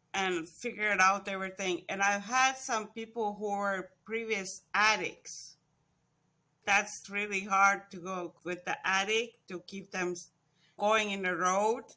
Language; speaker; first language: English; non-native, fluent; Estonian